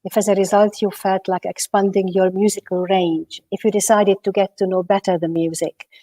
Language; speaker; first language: English; non-native, fluent; Hungarian